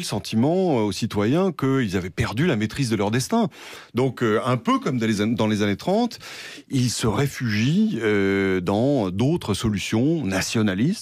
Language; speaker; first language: French; native; French